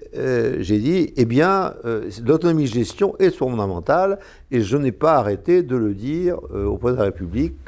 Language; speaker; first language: French; native; French